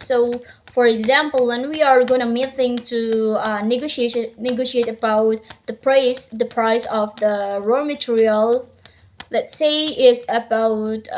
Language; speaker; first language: English; non-native, learner; Indonesian